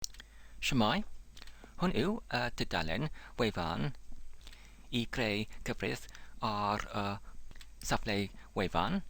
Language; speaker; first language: Welsh; non-native, fluent; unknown